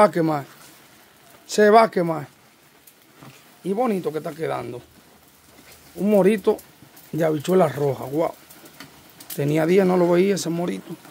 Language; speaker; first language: Spanish; native; Spanish